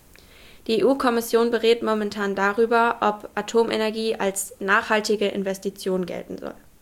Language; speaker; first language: German; native; German